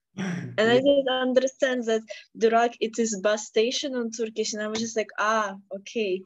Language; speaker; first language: English; non-native, fluent; Ukrainian